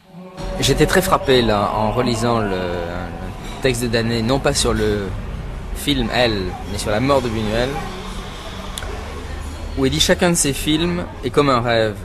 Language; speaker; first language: French; native; French